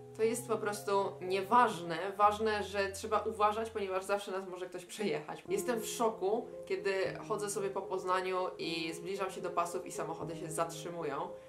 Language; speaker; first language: Polish; native; Polish